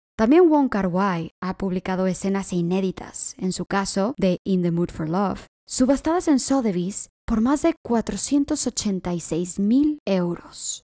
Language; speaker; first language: Spanish; native; Spanish